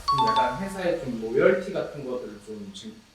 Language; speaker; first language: Korean; native; Korean